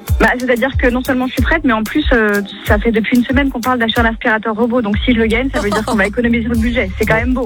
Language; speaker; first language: French; native; French